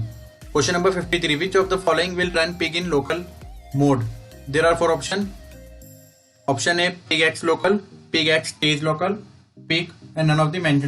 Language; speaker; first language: English; non-native, local second language; Hindi